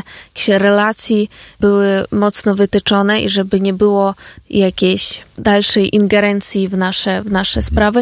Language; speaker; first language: Polish; non-native, fluent; Ukrainian